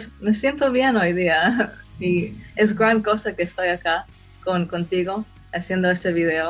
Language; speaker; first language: Spanish; early bilingual, heritage; Spanish